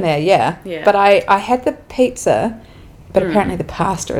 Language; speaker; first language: English; native; English